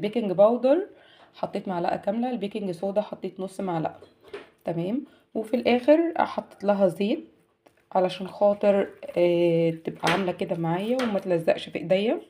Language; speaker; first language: Arabic; native; Arabic